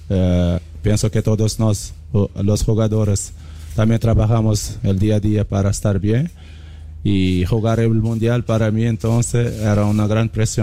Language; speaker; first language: Spanish; non-native, fluent; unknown